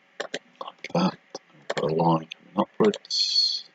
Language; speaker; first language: English; native; English